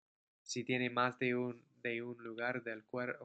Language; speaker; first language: Spanish; non-native, fluent; English